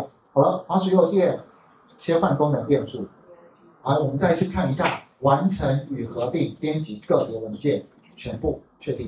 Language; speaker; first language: Chinese; native; Chinese